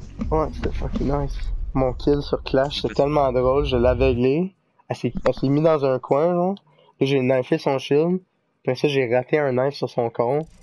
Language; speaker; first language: French; native; French